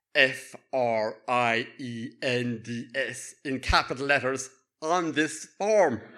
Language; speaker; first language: English; native; English